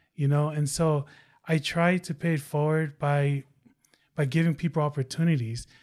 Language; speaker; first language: English; non-native, fluent; Tongan